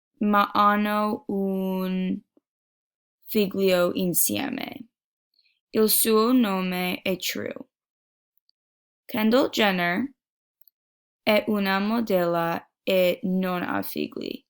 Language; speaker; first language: Italian; non-native, learner; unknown